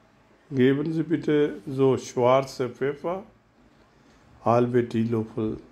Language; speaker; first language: German; non-native, learner; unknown